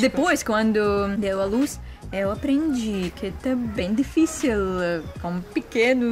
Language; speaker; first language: Portuguese; non-native, learner; Russian